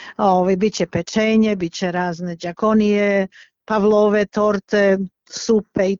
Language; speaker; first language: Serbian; early bilingual, other home language; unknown